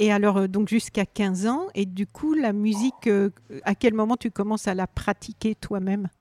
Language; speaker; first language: French; native; French